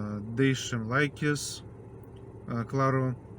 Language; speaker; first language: Portuguese; non-native, fluent; Russian